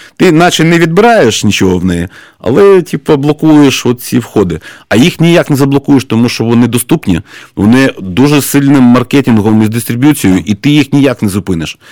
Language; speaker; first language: Ukrainian; native; Ukrainian